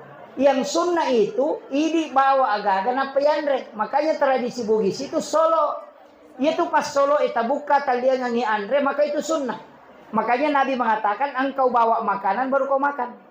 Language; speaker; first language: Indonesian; non-native, local second language; Buginese